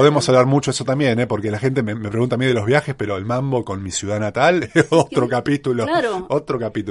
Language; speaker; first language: Spanish; native; Spanish